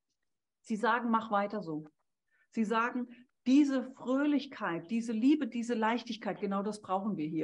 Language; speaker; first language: German; native; German